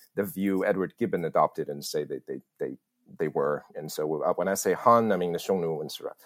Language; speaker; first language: English; early bilingual, other home language; Chinese